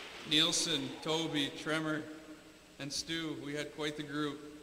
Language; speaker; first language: English; native; English